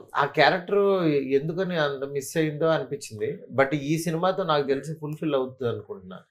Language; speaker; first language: Telugu; native; Telugu